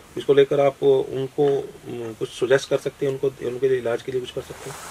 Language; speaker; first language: Hindi; non-native, local second language; Punjabi